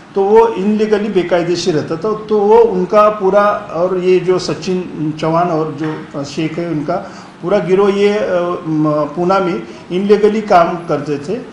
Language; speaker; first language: Hindi; non-native, local second language; Marathi